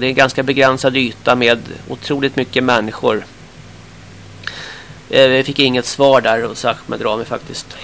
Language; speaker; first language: Swedish; native; Swedish